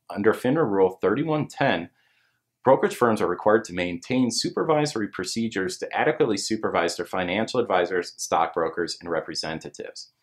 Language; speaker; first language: English; native; English